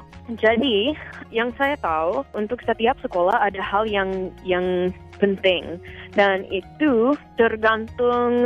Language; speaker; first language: Indonesian; non-native, fluent; English